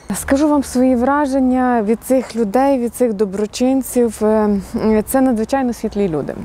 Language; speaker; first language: Ukrainian; native; Ukrainian